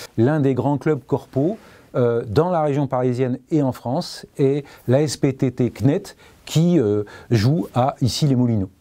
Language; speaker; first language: French; native; French